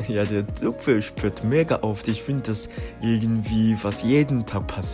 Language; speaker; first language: German; non-native, fluent; Korean